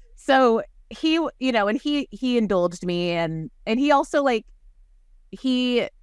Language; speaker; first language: English; native; English